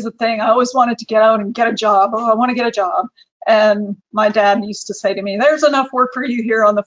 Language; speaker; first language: English; native; English